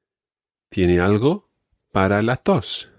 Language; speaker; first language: Spanish; non-native, fluent; English